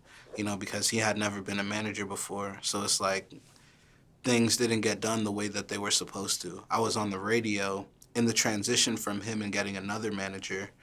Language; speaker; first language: English; early bilingual, other home language; Haitian Creole